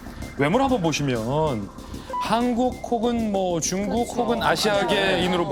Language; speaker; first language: Korean; native; Korean